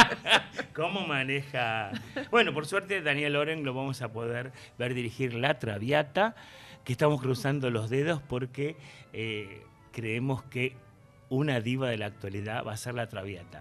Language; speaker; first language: Spanish; native; Spanish